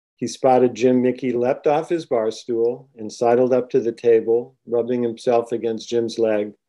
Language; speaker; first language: English; native; English